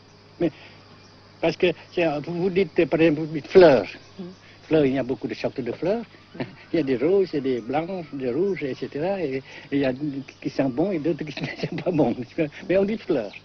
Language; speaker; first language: French; non-native, fluent; Vietnamese